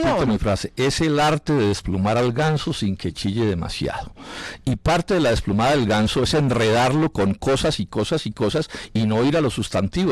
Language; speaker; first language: Spanish; native; Spanish